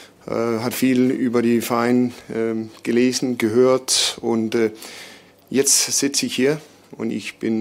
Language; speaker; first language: German; non-native, fluent; Danish